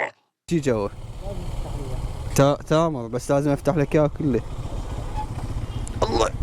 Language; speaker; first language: Arabic; native; Arabic